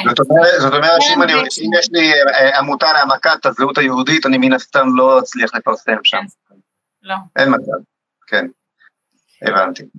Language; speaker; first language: Hebrew; native; Hebrew